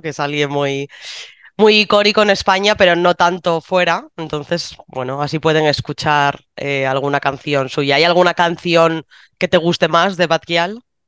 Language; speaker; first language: Spanish; native; Spanish